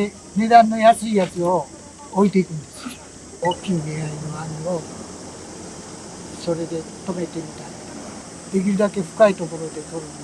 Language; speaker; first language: Japanese; native; Japanese